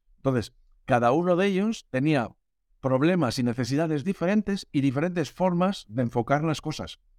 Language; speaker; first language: Spanish; native; Spanish